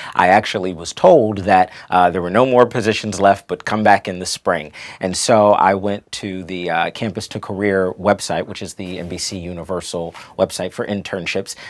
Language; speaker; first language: English; native; English